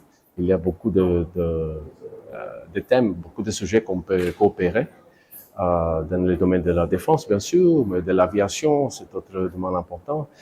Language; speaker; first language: French; non-native, learner; Portuguese